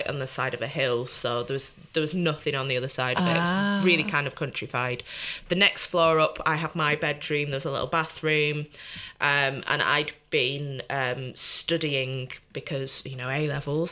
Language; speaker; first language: English; native; English